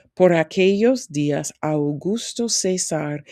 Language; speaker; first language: Spanish; non-native, fluent; English